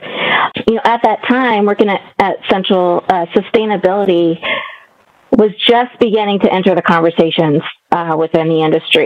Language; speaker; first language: English; native; English